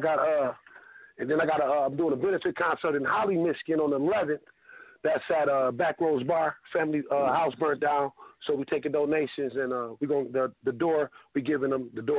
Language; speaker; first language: English; native; English